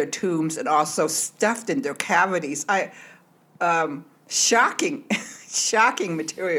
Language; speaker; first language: English; early bilingual, other home language; Cantonese